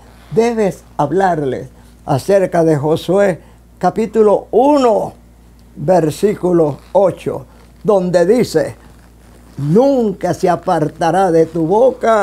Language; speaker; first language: Spanish; native; Spanish